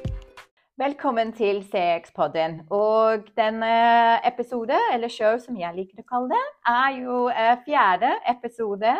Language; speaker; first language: Norwegian; non-native, fluent; English